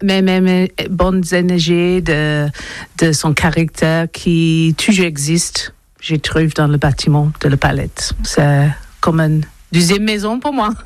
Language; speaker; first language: French; non-native, learner; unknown